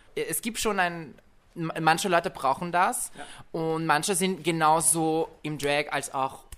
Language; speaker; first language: German; non-native, fluent; French